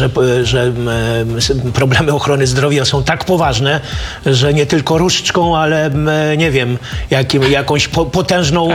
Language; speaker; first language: Polish; native; Polish